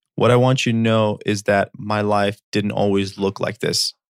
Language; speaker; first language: English; early bilingual, other home language; Armenian